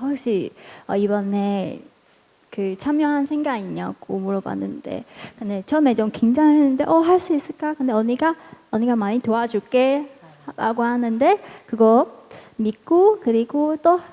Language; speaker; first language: Korean; non-native, fluent; Chinese